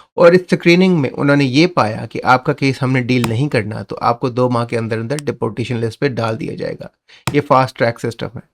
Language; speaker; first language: Urdu; non-native, local second language; Punjabi